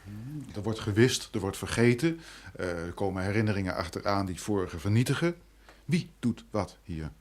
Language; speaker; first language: Dutch; native; Dutch